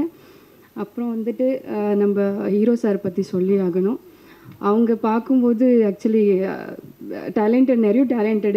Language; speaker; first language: Tamil; non-native, fluent; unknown